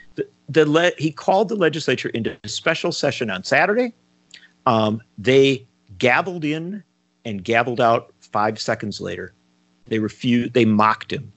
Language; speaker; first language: English; native; English